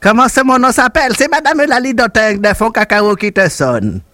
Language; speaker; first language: French; non-native, local second language; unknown